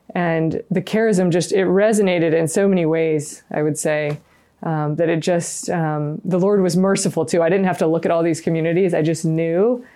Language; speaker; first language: English; native; English